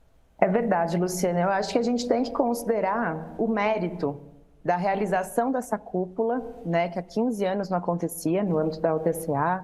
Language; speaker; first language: Portuguese; native; Portuguese